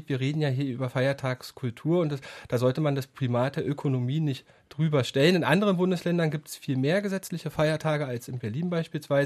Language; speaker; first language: German; native; German